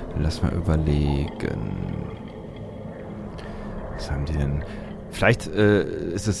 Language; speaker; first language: German; native; German